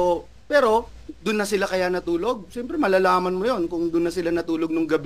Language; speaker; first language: Filipino; native; Filipino